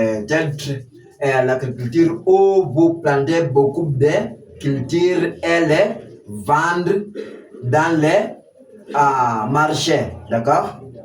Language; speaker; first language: French; non-native, fluent; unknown